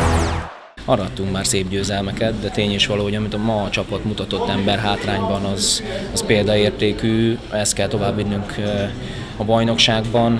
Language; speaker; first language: Hungarian; native; Hungarian